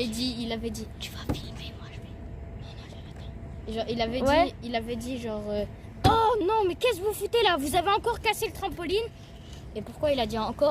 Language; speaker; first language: French; native; French